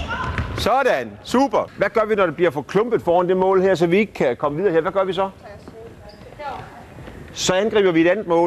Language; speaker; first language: Danish; native; Danish